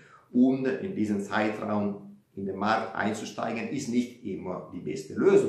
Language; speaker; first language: German; non-native, fluent; Italian